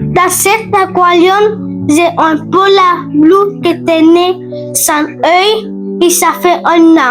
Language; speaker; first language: French; non-native, learner; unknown